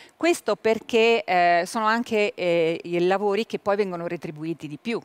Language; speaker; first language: Italian; native; Italian